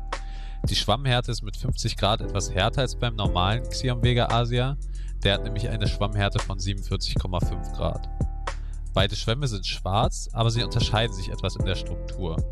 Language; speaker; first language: German; native; German